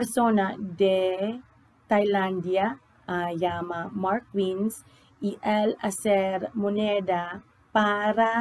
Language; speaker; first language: Spanish; non-native, learner; English